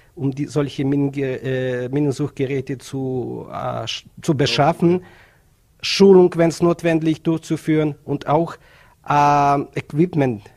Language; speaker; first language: German; non-native, fluent; Ukrainian